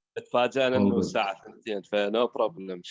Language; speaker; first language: Arabic; native; Arabic